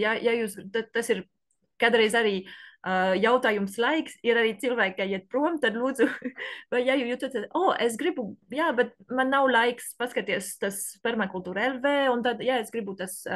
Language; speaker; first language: Latvian; non-native, learner; French